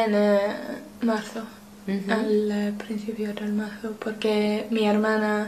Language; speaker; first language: Spanish; non-native, learner; English